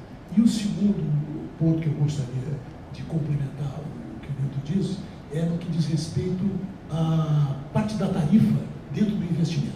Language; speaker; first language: Portuguese; native; Portuguese